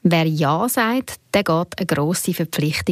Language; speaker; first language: German; native; German